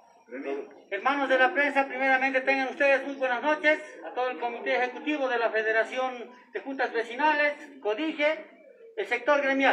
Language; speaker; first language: Spanish; native; Spanish